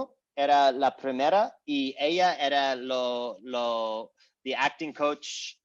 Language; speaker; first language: Spanish; non-native, learner; English